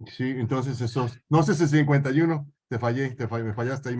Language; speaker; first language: Spanish; native; Spanish